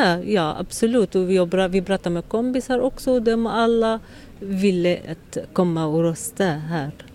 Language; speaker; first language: Swedish; non-native, learner; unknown